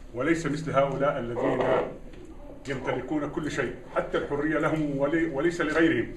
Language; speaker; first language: Arabic; native; Arabic